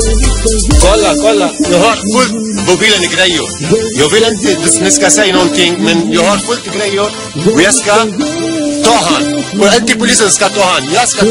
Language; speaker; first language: Swedish; non-native, learner; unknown